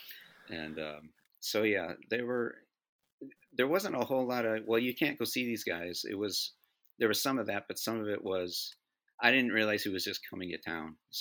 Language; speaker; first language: English; native; English